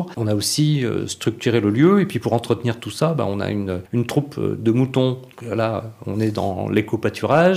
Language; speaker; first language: French; native; French